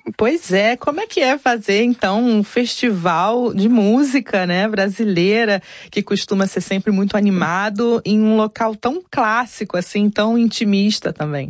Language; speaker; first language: Portuguese; native; Portuguese